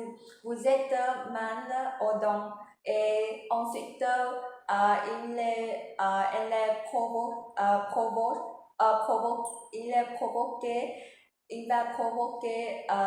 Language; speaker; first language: French; non-native, learner; Vietnamese